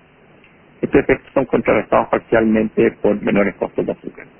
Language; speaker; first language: Spanish; native; Spanish